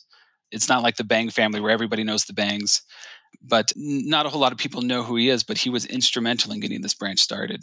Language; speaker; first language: English; native; English